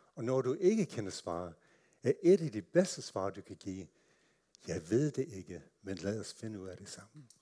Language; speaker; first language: Danish; non-native, fluent; English